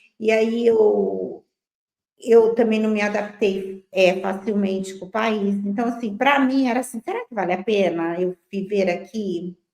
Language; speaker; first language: Portuguese; native; Portuguese